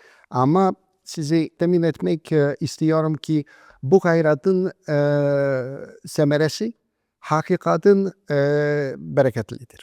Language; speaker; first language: Turkish; non-native, fluent; Polish